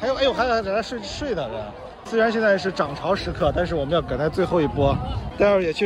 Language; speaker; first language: Chinese; native; Chinese